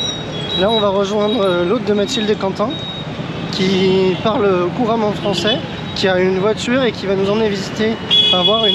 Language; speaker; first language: French; native; French